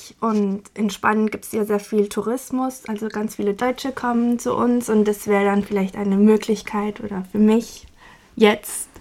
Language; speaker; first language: German; non-native, fluent; Spanish